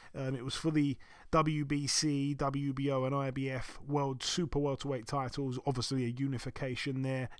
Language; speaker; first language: English; native; English